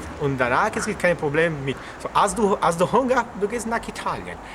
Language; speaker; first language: German; non-native, learner; Italian